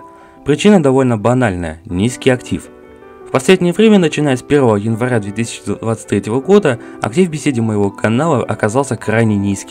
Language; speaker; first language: Russian; native; Russian